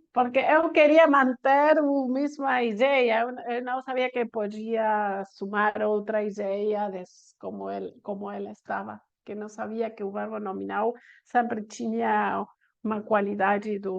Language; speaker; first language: Portuguese; non-native, fluent; Spanish